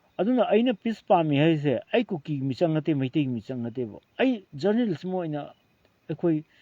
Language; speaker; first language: Manipuri; non-native, local second language; Thado Chin